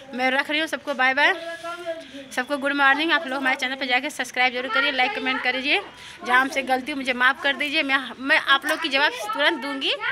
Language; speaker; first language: Hindi; native; Hindi